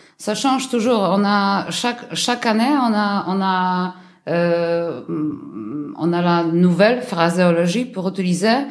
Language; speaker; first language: French; non-native, learner; Polish